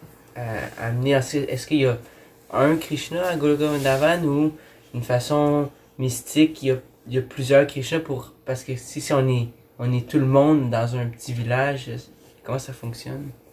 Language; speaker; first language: French; native; French